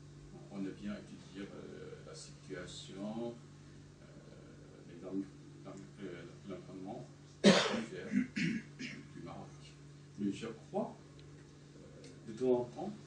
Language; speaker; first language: French; non-native, fluent; Chinese